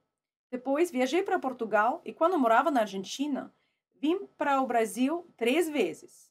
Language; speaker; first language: Portuguese; non-native, fluent; Russian